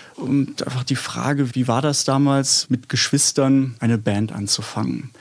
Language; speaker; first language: German; native; German